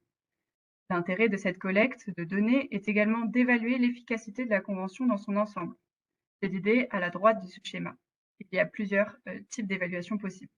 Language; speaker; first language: French; native; French